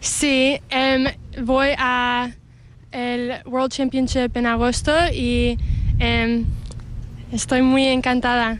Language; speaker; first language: Spanish; early bilingual, heritage; English